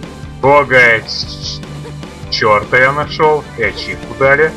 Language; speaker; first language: Russian; native; Russian